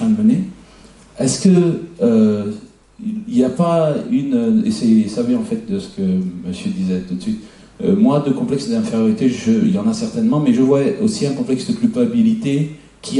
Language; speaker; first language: French; native; French